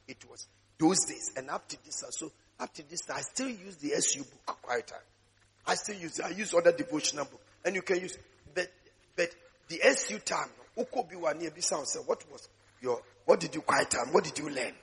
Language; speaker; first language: English; non-native, local second language; Akan